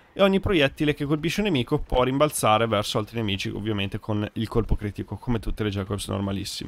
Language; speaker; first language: Italian; native; Italian